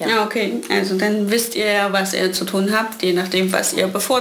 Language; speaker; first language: German; native; German